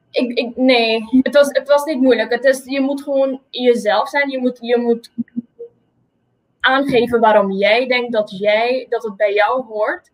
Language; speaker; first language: Dutch; non-native, local second language; Papiamento